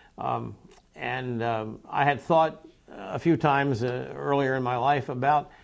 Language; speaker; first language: English; native; English